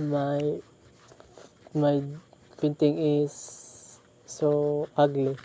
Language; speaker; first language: English; non-native, learner; Filipino